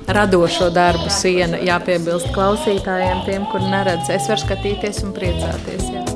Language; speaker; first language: Latvian; native; Latvian